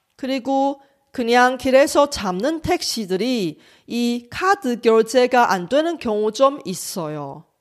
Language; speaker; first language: Korean; non-native, fluent; Chinese